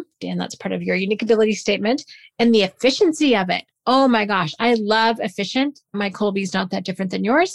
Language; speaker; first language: English; native; English